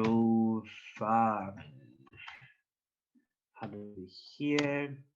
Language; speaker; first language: German; non-native, learner; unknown